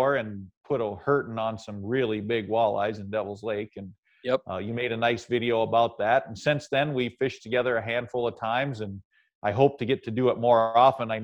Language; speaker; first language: English; native; English